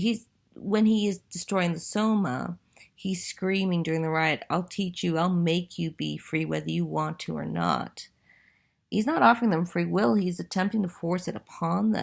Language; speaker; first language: English; native; English